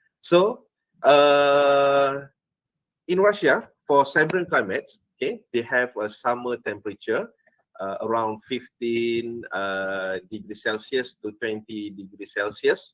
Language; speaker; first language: English; non-native, fluent; Malay